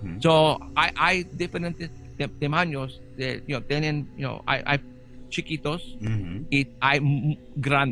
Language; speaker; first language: Spanish; early bilingual, heritage; Spanish